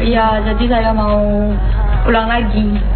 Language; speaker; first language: Indonesian; non-native, fluent; Korean